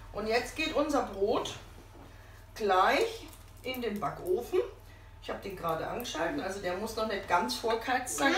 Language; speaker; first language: German; native; German